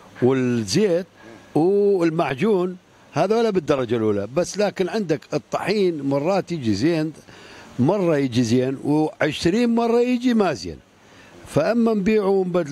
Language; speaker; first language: Arabic; native; Arabic